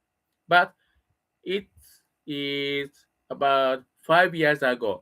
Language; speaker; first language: English; non-native, learner; Japanese